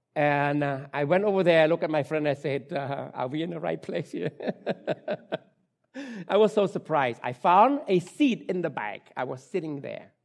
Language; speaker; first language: English; non-native, fluent; Khmer